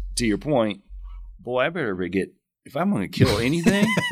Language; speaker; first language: English; native; English